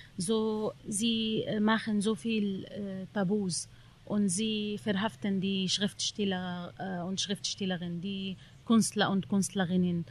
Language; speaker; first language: German; non-native, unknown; Arabic